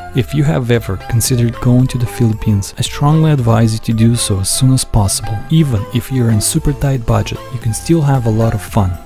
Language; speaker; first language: English; non-native, fluent; Russian